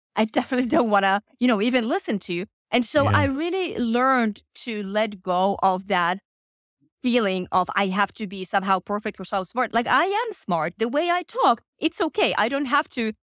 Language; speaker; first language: English; non-native, fluent; Finnish